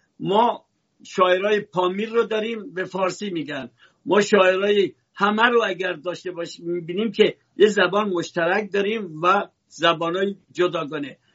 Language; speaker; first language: Persian; native; Persian